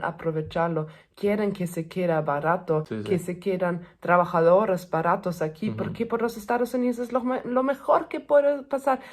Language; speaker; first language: Spanish; non-native, fluent; German